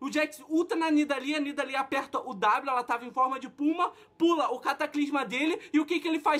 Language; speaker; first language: Portuguese; native; Portuguese